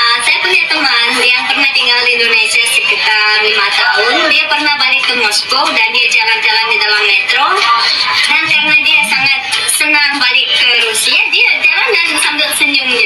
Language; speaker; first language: Indonesian; non-native, fluent; Russian